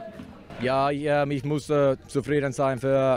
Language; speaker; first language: German; non-native, learner; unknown